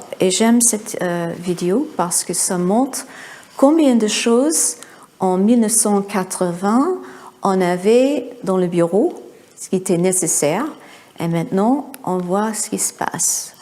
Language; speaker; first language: French; non-native, fluent; English